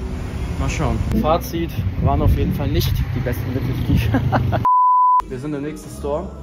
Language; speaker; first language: German; native; German